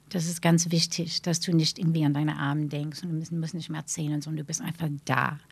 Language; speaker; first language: German; non-native, fluent; English